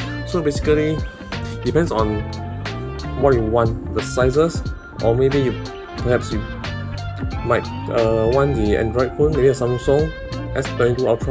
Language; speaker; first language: English; non-native, local second language; Chinese